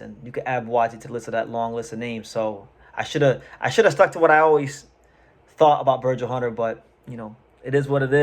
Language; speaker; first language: English; native; English